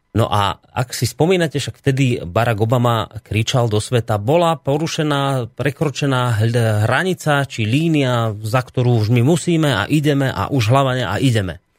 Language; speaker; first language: Slovak; native; Slovak